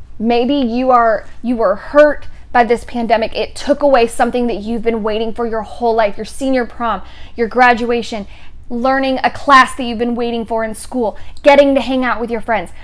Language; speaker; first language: English; native; English